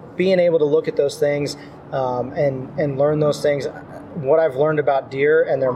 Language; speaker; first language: English; native; English